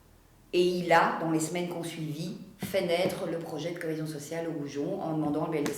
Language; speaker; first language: French; native; French